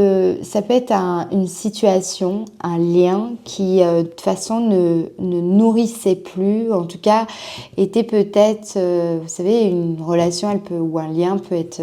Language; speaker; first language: French; native; French